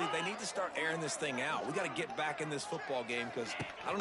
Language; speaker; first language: English; native; English